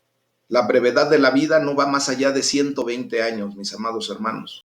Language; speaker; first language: Spanish; native; Spanish